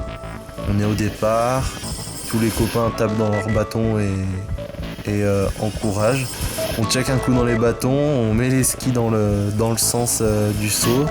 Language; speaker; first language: French; native; French